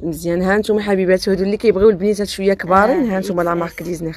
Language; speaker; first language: Arabic; native; Arabic